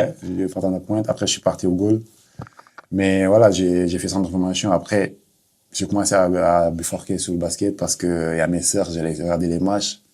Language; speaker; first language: French; non-native, local second language; Wolof